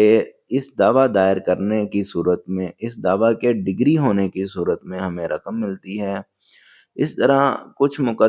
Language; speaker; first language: Urdu; native; Urdu